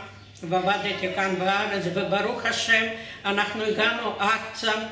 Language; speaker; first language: Hebrew; non-native, fluent; Russian